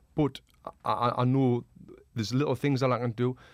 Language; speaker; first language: English; native; English